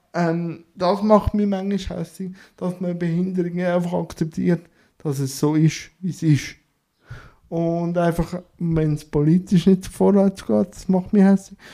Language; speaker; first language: German; native; German